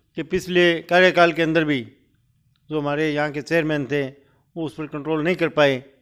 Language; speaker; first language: Hindi; native; Hindi